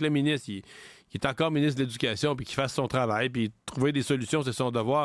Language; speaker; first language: French; native; French